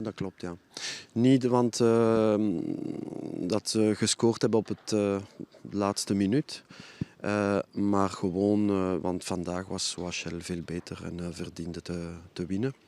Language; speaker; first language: Dutch; non-native, fluent; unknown